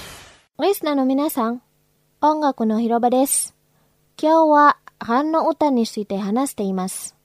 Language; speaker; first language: Japanese; non-native, fluent; Indonesian